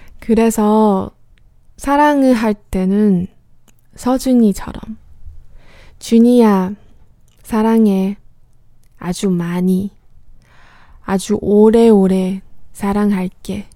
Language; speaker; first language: Korean; non-native, fluent; Chinese